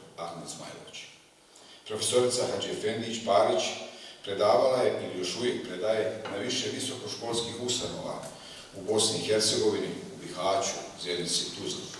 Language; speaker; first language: Bosnian; native; Bosnian